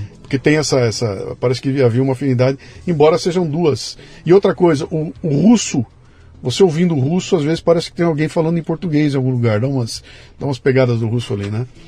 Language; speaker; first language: Portuguese; native; Portuguese